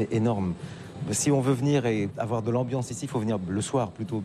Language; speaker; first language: French; native; French